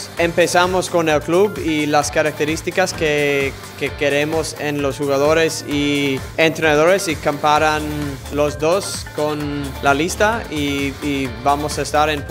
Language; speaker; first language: Spanish; non-native, fluent; English